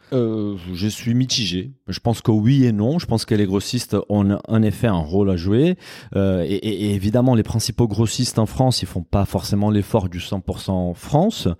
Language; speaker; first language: French; non-native, fluent; Portuguese